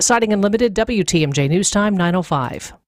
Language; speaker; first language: English; native; English